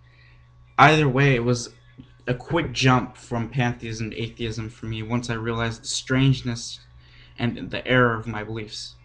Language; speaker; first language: English; native; English